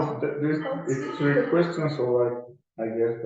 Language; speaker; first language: English; non-native, learner; Spanish